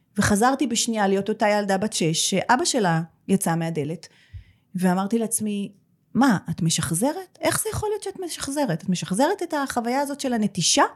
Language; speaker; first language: Hebrew; native; Hebrew